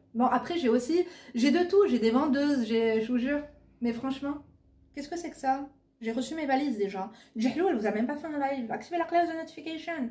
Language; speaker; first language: French; native; French